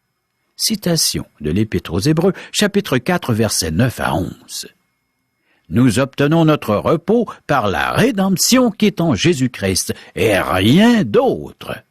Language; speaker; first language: French; native; French